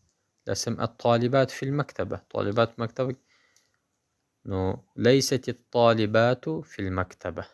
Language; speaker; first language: Arabic; non-native, fluent; Pashto